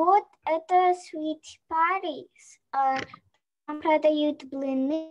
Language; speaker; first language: Russian; early bilingual, heritage; Russian